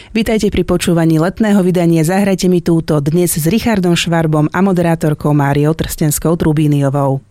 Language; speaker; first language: Slovak; native; Slovak